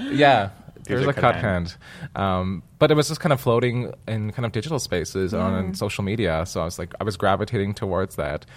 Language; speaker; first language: English; native; English